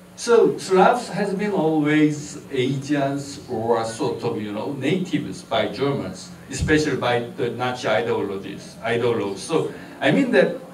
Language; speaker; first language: English; non-native, fluent; Korean